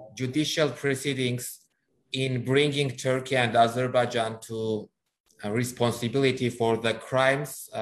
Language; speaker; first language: English; non-native, fluent; Armenian